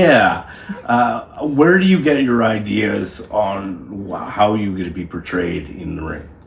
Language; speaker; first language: English; native; English